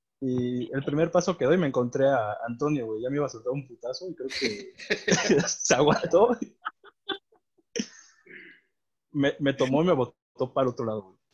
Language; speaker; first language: Spanish; native; Spanish